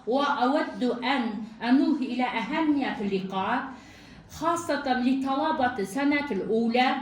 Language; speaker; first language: Arabic; non-native, fluent; Kazakh